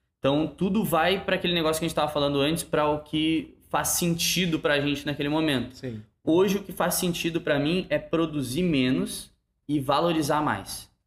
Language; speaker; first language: Portuguese; native; Portuguese